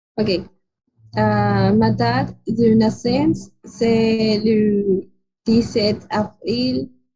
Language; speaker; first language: French; non-native, learner; Spanish